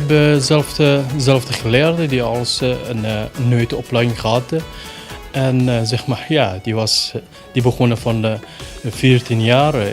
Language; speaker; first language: Dutch; non-native, learner; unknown